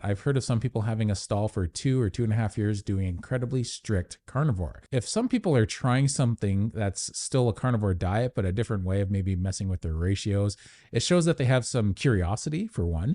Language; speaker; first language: English; native; English